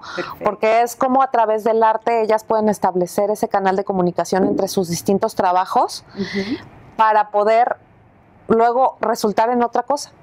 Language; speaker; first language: Spanish; native; Spanish